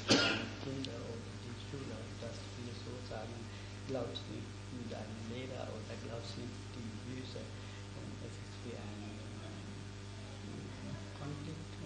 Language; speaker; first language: German; non-native, fluent; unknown